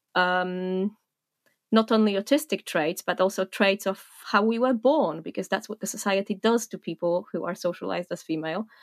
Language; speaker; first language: English; non-native, fluent; Polish